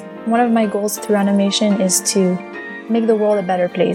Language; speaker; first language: English; non-native, fluent; French